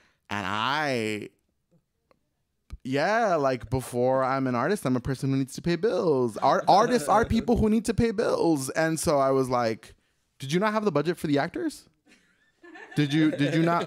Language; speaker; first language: English; early bilingual, other home language; Spanish